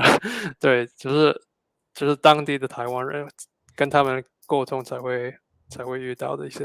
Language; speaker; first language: Chinese; non-native, fluent; English